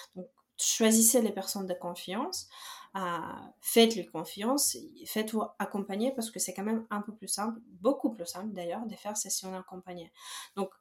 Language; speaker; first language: French; non-native, fluent; Russian